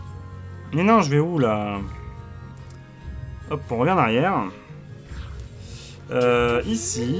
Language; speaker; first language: French; native; French